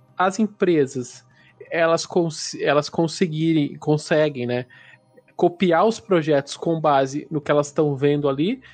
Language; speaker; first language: Portuguese; native; Portuguese